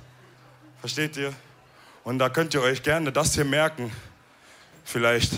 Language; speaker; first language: German; early bilingual, other home language; Wolof